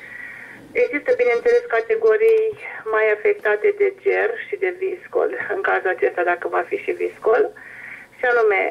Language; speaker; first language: Romanian; native; Romanian